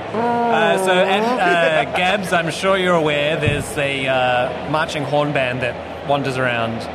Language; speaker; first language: English; native; English